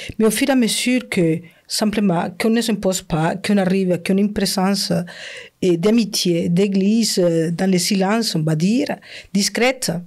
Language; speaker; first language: French; non-native, fluent; Spanish